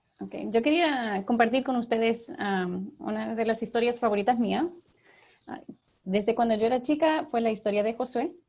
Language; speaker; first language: Spanish; early bilingual, other home language; English